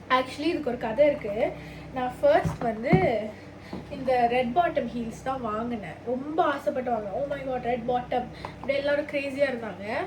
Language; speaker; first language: Tamil; early bilingual, heritage; Tamil